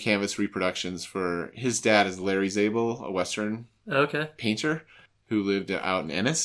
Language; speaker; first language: English; native; English